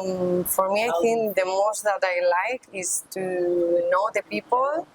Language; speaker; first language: English; non-native, learner; Spanish